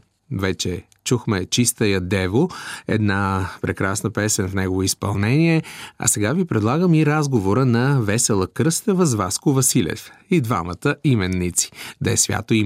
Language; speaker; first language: Bulgarian; native; Bulgarian